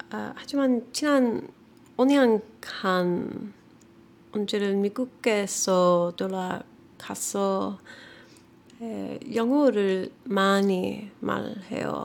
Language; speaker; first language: Korean; non-native, learner; English